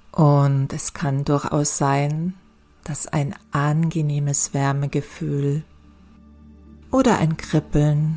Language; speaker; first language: German; native; German